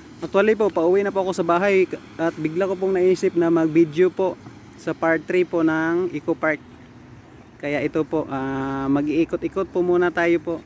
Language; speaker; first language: Filipino; non-native, local second language; Cebuano